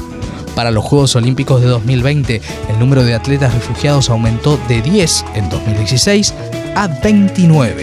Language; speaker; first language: Spanish; native; Spanish